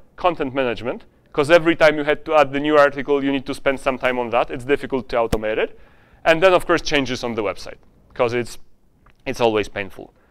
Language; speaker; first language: English; non-native, fluent; Polish